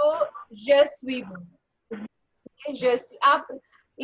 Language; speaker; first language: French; non-native, fluent; Hindi